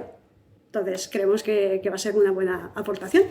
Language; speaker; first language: Spanish; native; Spanish